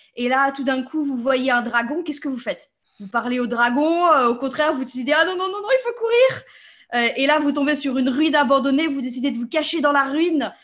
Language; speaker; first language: French; native; French